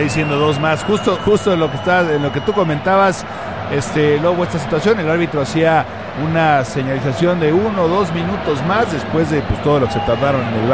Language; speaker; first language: Spanish; native; Spanish